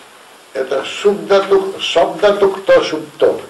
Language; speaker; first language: Russian; non-native, learner; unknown